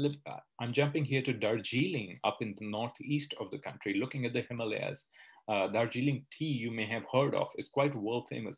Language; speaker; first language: English; non-native, local second language; Hindi